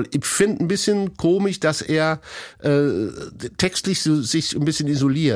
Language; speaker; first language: German; native; German